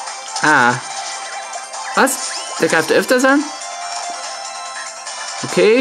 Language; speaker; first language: German; native; German